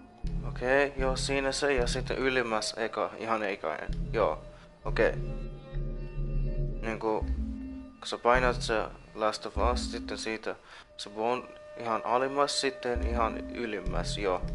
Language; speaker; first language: Finnish; non-native, fluent; Persian